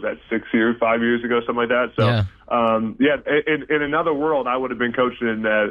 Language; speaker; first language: English; native; English